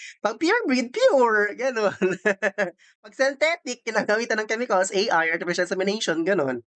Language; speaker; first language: Filipino; non-native, local second language; Cebuano